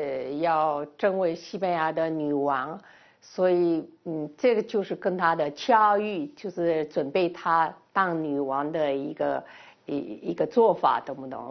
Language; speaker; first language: Chinese; non-native, fluent; Spanish